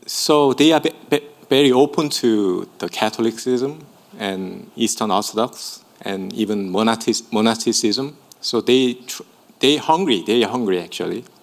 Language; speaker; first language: English; non-native, fluent; Korean